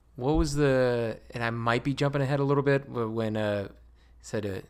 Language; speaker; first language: English; non-native, fluent; Spanish